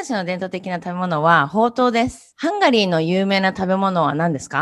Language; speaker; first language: Japanese; native; Japanese